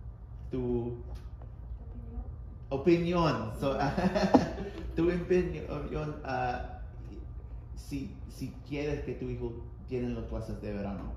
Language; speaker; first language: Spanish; non-native, learner; English